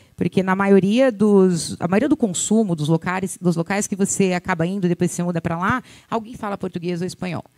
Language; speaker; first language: Portuguese; native; Portuguese